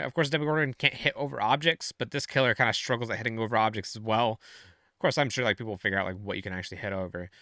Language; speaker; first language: English; native; English